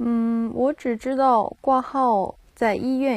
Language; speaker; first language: Chinese; non-native, learner; Japanese